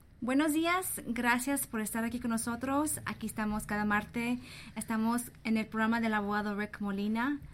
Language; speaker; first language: Spanish; early bilingual, heritage; English